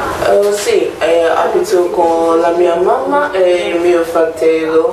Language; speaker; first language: Italian; non-native, learner; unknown